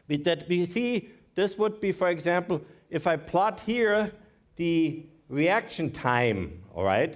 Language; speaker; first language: English; non-native, fluent; German